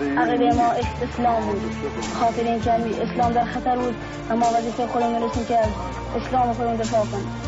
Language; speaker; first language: Persian; native; Persian